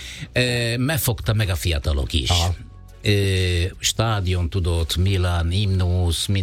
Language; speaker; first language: Hungarian; non-native, learner; Italian